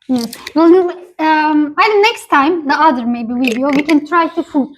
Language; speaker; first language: English; non-native, learner; Turkish